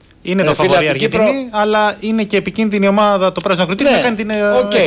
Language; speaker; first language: Greek; native; Greek